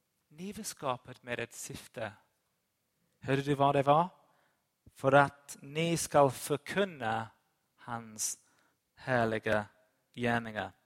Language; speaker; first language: Swedish; non-native, fluent; English